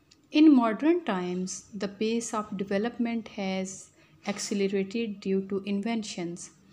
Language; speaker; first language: English; non-native, local second language; Urdu